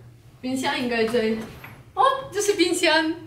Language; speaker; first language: Chinese; non-native, fluent; Russian